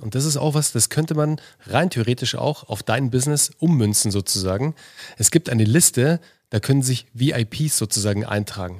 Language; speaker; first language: German; native; German